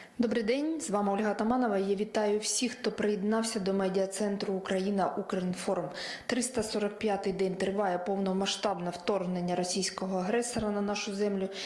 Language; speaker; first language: Ukrainian; native; Ukrainian